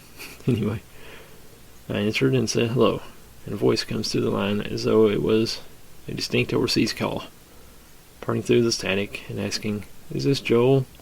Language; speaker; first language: English; native; English